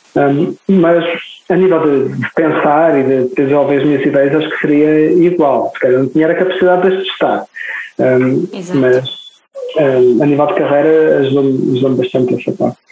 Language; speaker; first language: Portuguese; native; Portuguese